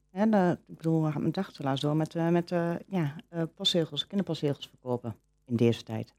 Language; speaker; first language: Dutch; native; Dutch